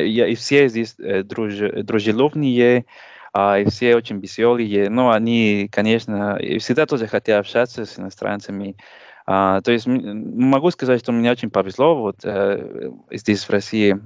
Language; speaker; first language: Russian; non-native, learner; Spanish